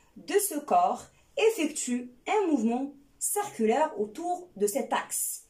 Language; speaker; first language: French; non-native, local second language; Arabic